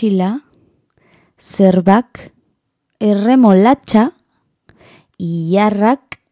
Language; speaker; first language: Basque; non-native, learner; Spanish